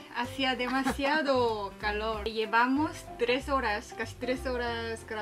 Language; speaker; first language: Spanish; non-native, fluent; Korean